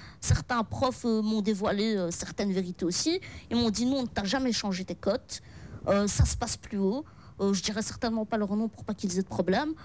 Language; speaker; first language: French; early bilingual, other home language; Arabic